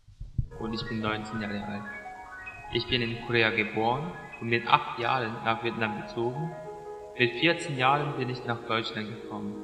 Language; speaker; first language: German; non-native, fluent; Korean